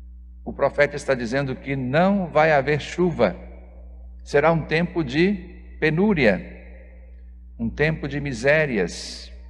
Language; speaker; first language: Portuguese; native; Portuguese